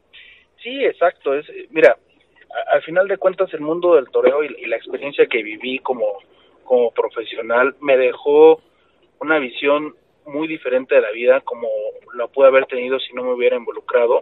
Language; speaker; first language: Spanish; native; Spanish